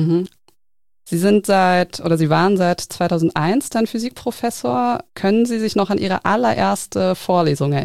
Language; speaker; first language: German; native; German